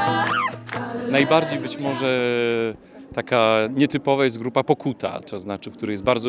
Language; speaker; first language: Polish; native; Polish